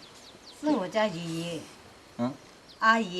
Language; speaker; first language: Chinese; non-native, local second language; Hmong